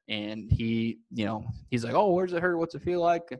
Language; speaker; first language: English; native; English